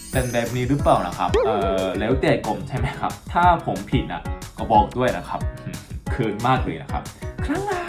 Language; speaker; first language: Thai; non-native, fluent; Japanese